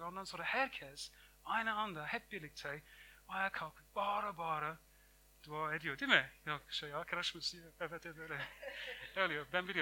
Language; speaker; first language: Turkish; non-native, fluent; English